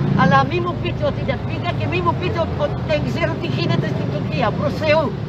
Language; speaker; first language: Greek; non-native, fluent; Dutch